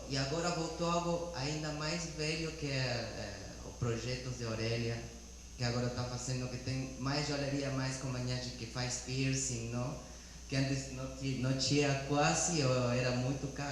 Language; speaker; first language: Portuguese; non-native, learner; Spanish